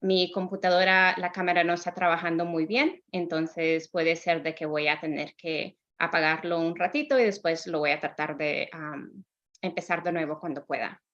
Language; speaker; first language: Spanish; early bilingual, heritage; Spanish